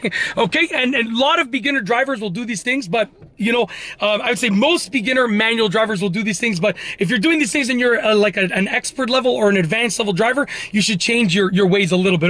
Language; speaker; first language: English; native; English